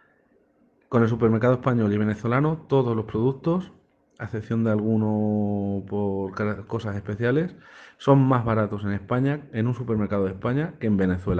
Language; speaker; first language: Spanish; native; Spanish